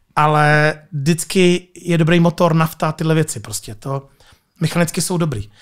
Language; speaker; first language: Czech; native; Czech